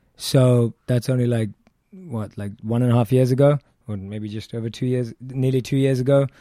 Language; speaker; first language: English; native; English